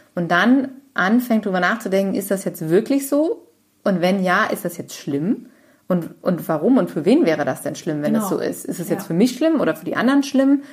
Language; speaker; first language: German; native; German